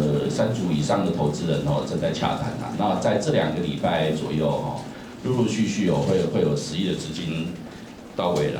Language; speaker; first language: Chinese; native; Chinese